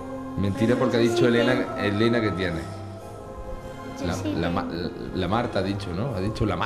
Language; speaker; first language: Spanish; native; Spanish